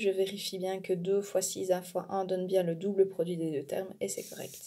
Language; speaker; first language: French; native; French